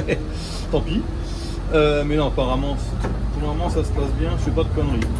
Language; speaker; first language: French; native; French